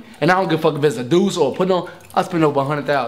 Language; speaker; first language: English; native; English